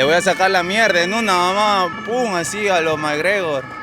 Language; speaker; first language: Spanish; native; Spanish